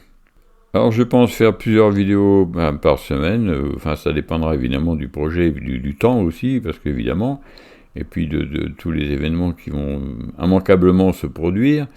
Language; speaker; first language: French; native; French